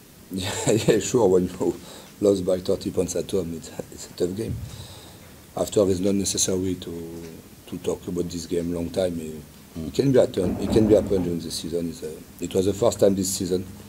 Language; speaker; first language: English; non-native, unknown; French